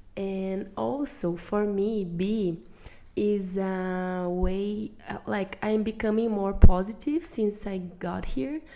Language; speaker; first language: English; non-native, fluent; Portuguese